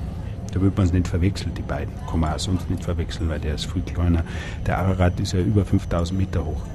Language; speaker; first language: German; native; German